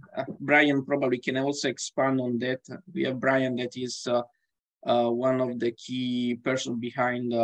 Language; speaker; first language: English; non-native, fluent; Italian